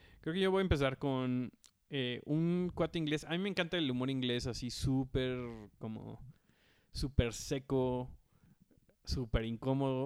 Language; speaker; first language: Spanish; native; Spanish